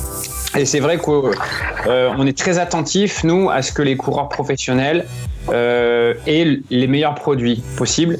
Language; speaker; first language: French; native; French